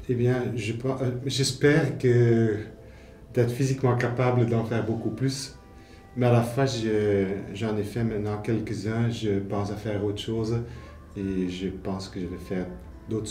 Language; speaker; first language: French; non-native, fluent; Dutch